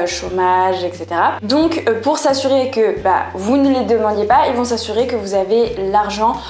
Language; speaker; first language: French; native; French